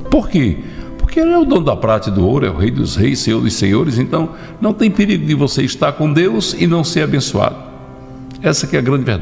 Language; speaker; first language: Portuguese; native; Portuguese